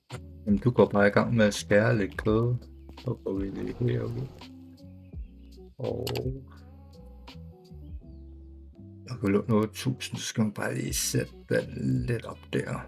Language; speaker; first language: Danish; native; Danish